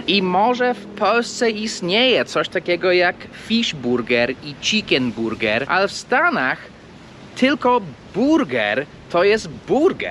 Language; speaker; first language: Polish; non-native, fluent; English